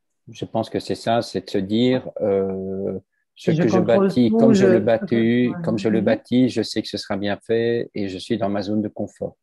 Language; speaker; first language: French; native; French